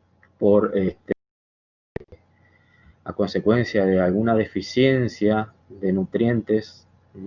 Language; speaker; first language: Spanish; native; Spanish